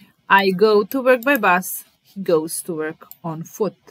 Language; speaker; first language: English; non-native, fluent; Serbian